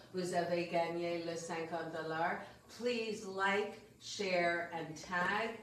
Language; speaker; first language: French; non-native, fluent; English